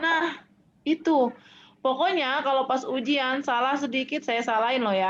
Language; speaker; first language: Indonesian; native; Indonesian